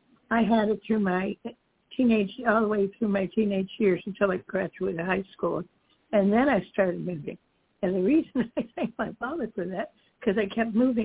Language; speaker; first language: English; early bilingual, other home language; Dutch